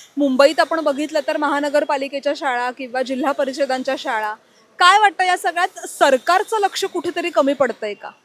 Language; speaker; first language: Marathi; native; Marathi